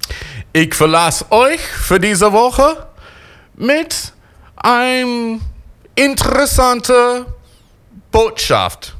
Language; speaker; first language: German; non-native, fluent; English